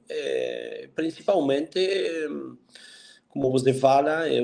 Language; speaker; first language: Portuguese; non-native, fluent; Spanish